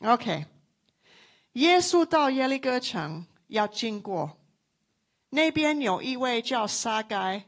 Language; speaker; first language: Chinese; non-native, local second language; English